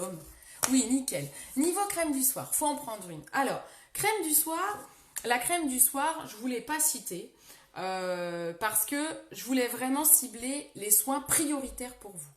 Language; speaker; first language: French; native; French